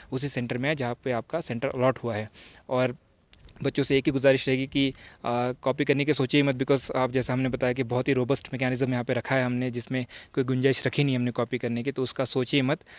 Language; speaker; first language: Hindi; non-native, local second language; Marathi